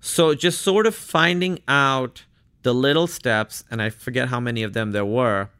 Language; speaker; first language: English; non-native, local second language; Urdu